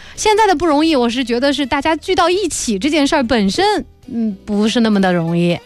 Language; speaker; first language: Chinese; native; Chinese